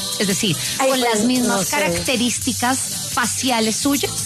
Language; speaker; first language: Spanish; native; Spanish